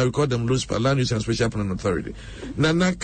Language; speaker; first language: English; non-native, local second language; Akan